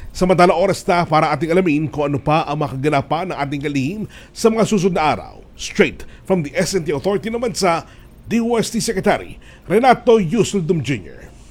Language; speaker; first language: Filipino; native; Filipino